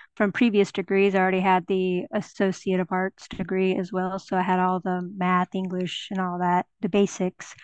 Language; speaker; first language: English; native; English